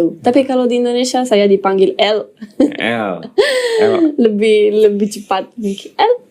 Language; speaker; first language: Indonesian; non-native, fluent; Italian